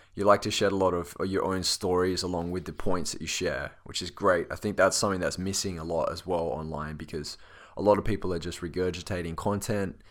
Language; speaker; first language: English; native; English